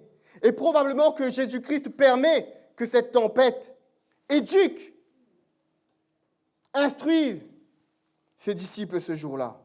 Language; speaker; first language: French; native; French